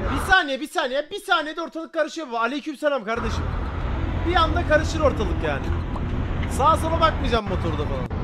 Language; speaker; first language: Turkish; native; Turkish